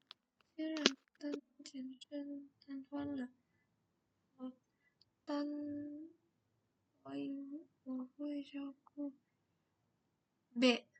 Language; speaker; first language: Chinese; non-native, learner; Indonesian